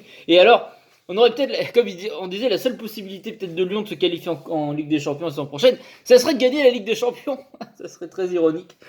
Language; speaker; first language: French; native; French